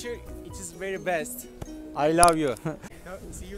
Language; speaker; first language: English; non-native, learner; Turkish